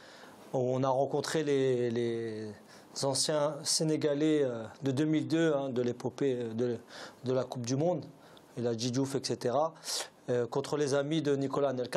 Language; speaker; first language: French; native; French